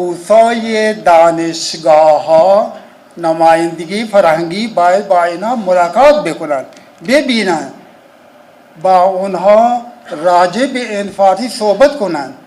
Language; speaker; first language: Persian; non-native, fluent; Urdu